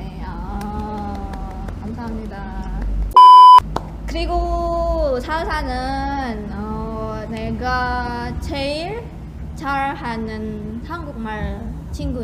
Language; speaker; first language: Korean; non-native, learner; Indonesian